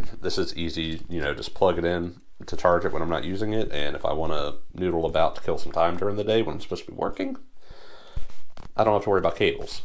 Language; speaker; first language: English; native; English